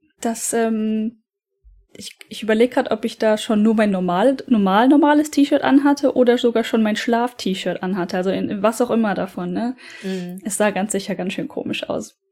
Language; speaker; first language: German; native; German